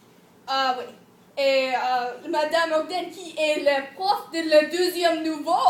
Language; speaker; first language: French; non-native, learner; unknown